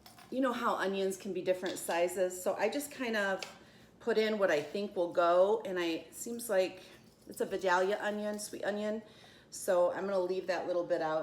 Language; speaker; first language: English; native; English